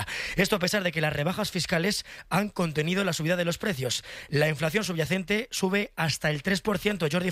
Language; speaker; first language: Spanish; native; Spanish